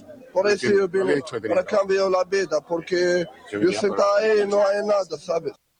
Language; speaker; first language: Spanish; non-native, learner; Arabic